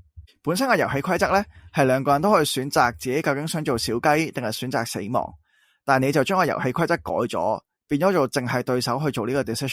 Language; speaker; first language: Cantonese; native; Cantonese